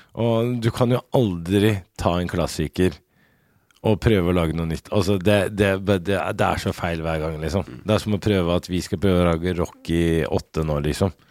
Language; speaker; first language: Norwegian; early bilingual, other home language; Arabic